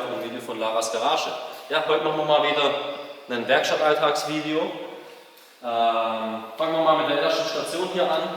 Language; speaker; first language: German; native; German